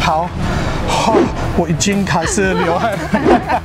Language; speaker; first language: Chinese; non-native, learner; English